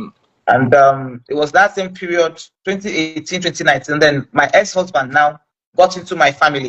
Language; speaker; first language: English; non-native, local second language; Igbo